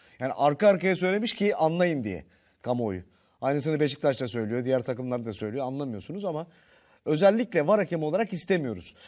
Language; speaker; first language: Turkish; native; Turkish